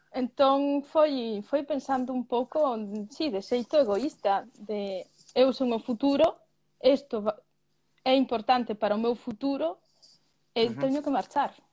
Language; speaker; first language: Galician; early bilingual, other home language; Spanish